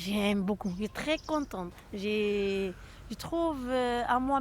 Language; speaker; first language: French; non-native, learner; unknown